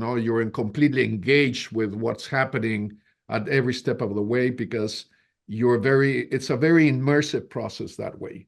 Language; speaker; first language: English; non-native, fluent; Spanish